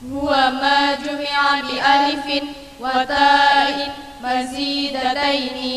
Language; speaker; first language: Arabic; non-native, learner; Indonesian